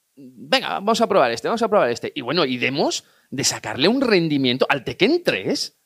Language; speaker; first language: Spanish; native; Spanish